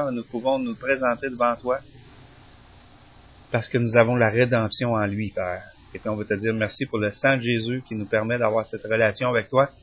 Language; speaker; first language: French; native; French